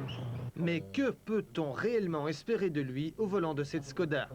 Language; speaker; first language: French; native; French